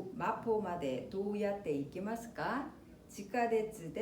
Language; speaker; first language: Japanese; non-native, fluent; Korean